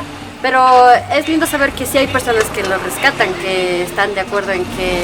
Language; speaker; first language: Spanish; native; Spanish